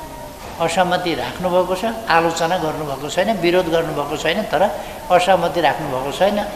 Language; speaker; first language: Nepali; native; Nepali